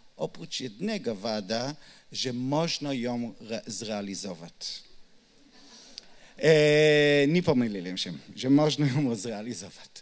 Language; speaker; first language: Polish; non-native, learner; Hebrew